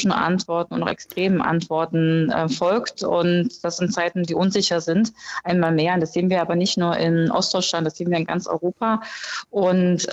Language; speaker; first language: German; native; German